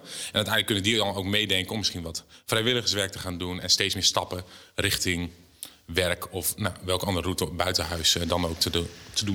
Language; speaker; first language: Dutch; native; Dutch